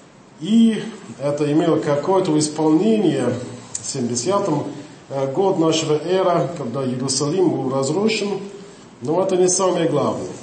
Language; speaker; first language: Russian; non-native, learner; English